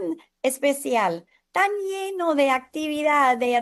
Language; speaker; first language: Spanish; non-native, fluent; English